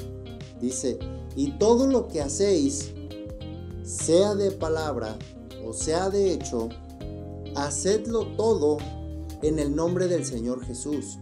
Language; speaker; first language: Spanish; native; Spanish